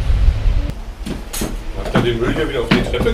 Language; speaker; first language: German; native; German